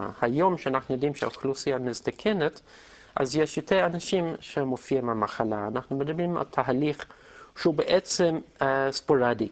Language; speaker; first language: Hebrew; non-native, fluent; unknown